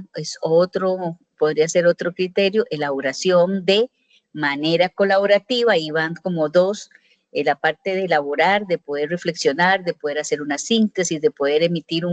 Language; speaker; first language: Spanish; native; Spanish